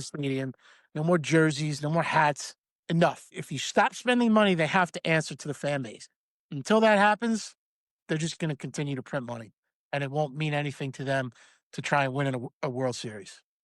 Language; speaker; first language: English; native; English